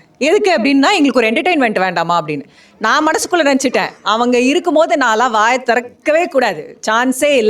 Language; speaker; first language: Tamil; native; Tamil